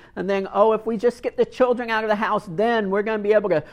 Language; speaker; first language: English; native; English